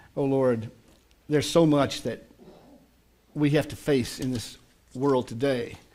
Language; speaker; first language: English; native; English